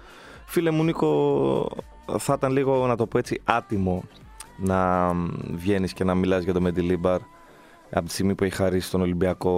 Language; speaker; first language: Greek; native; Greek